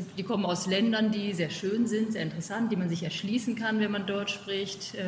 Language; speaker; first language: German; native; German